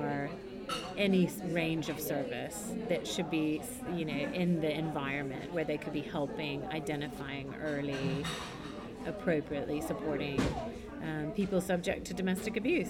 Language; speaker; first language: English; native; English